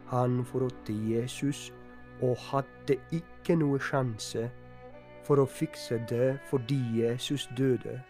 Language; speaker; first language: Norwegian; non-native, fluent; Polish